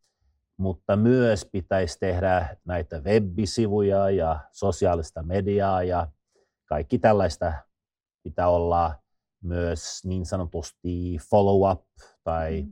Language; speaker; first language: Finnish; non-native, fluent; Swedish